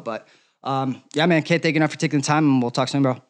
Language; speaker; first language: English; native; English